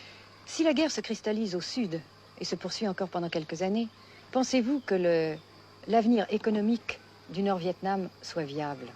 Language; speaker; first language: French; native; French